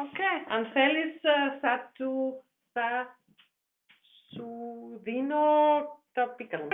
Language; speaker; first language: Greek; non-native, learner; German